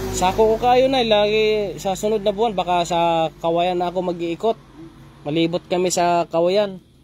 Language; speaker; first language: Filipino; non-native, local second language; Cebuano